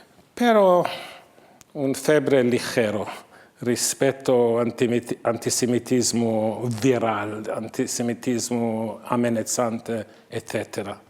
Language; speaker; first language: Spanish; non-native, fluent; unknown